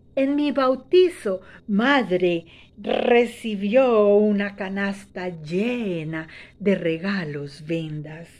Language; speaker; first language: Spanish; native; Spanish